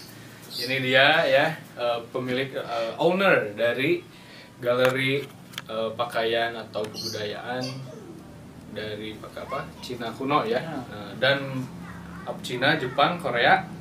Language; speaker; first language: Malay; non-native, local second language; Sundanese